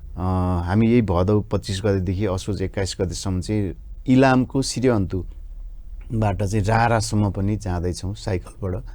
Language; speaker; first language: Nepali; native; Nepali